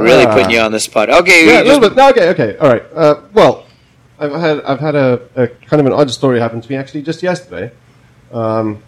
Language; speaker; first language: English; non-native, local second language; Afrikaans